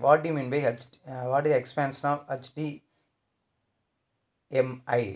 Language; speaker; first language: English; non-native, local second language; Tamil